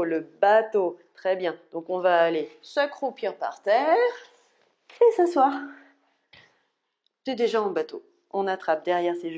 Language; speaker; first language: French; native; French